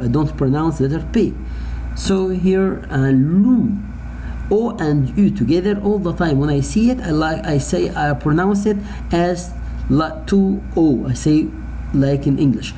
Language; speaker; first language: English; non-native, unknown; Arabic